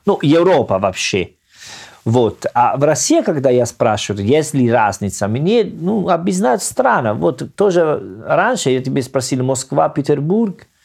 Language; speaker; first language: Russian; non-native, learner; Italian